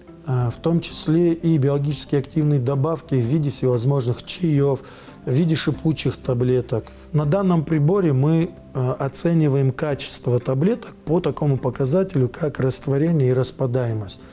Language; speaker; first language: Russian; native; Russian